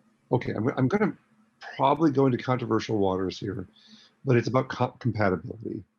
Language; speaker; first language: English; native; English